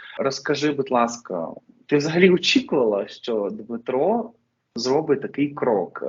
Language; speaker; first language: Ukrainian; native; Ukrainian